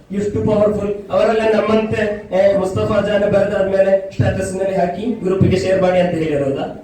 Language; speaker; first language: Kannada; non-native, local second language; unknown